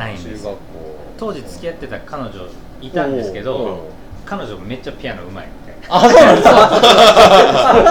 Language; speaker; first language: Japanese; native; Japanese